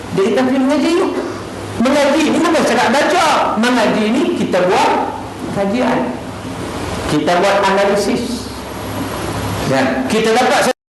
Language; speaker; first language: Malay; native; Malay